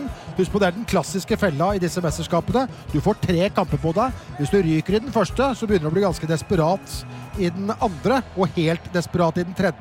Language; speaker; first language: Norwegian; native; Norwegian